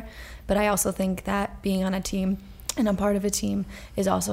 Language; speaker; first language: English; native; English